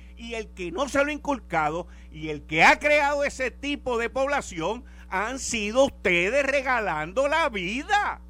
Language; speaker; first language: Spanish; native; Spanish